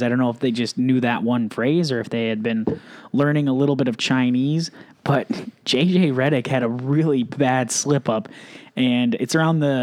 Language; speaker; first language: English; native; English